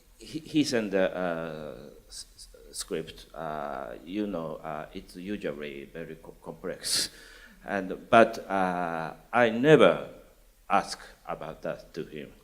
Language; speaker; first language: English; non-native, learner; Japanese